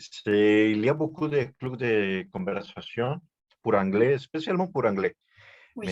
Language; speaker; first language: French; non-native, learner; Spanish